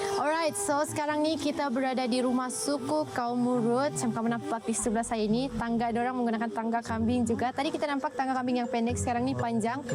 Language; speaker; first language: Malay; native; Malay